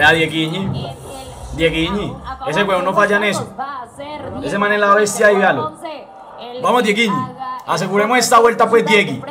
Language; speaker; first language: Spanish; native; Spanish